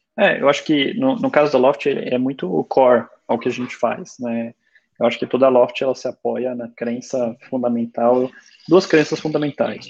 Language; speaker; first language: Portuguese; early bilingual, other home language; German